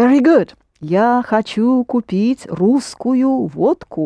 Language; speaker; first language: Russian; non-native, fluent; English